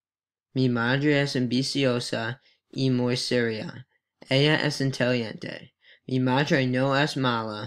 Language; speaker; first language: Spanish; non-native, learner; English